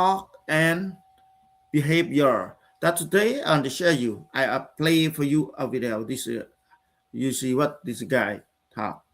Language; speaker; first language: English; non-native, learner; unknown